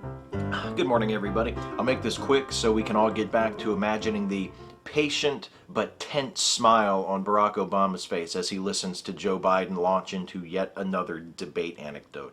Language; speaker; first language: English; native; English